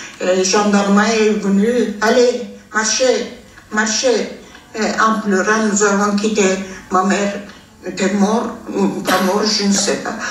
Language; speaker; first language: French; non-native, fluent; Armenian